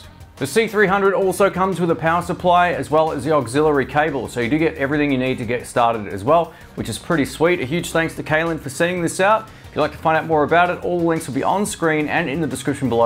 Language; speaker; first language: English; native; English